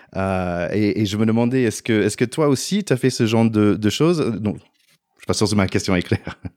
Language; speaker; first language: French; non-native, fluent; English